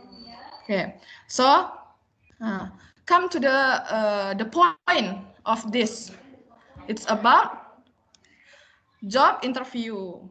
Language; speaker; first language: English; non-native, learner; Indonesian